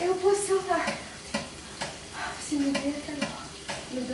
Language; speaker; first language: Portuguese; non-native, fluent; French